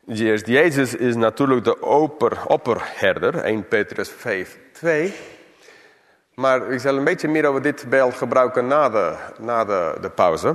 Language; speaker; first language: Dutch; non-native, fluent; English